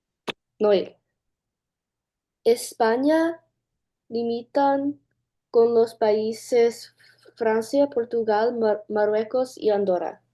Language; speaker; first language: Spanish; non-native, learner; English